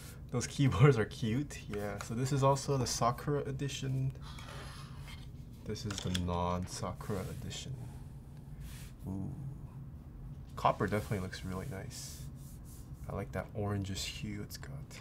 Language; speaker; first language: English; early bilingual, other home language; Korean